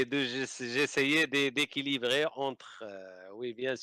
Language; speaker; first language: French; non-native, learner; Arabic